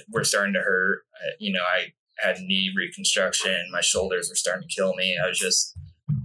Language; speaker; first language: English; native; English